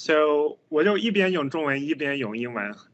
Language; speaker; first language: Chinese; non-native, fluent; English